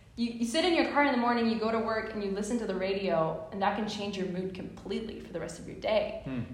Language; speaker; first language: English; non-native, fluent; Czech